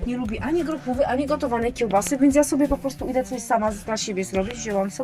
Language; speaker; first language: Polish; native; Polish